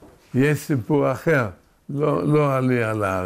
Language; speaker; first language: Hebrew; early bilingual, other home language; Yiddish